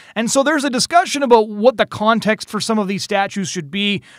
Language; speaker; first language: English; native; English